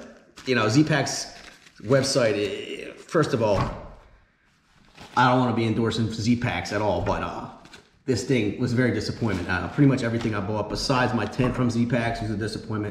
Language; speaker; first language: English; native; English